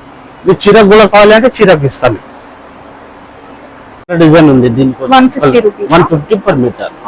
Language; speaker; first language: Telugu; non-native, local second language; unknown